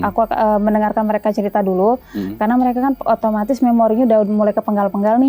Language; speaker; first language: Indonesian; native; Indonesian